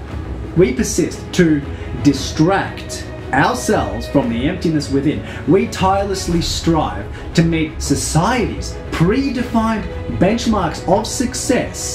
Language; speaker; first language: English; native; English